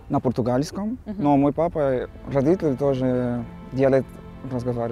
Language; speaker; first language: Russian; non-native, learner; Portuguese